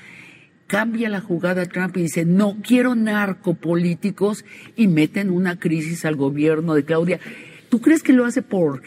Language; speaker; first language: Spanish; native; Spanish